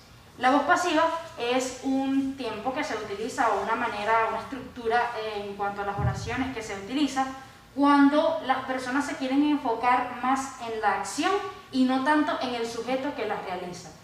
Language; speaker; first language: Spanish; native; Spanish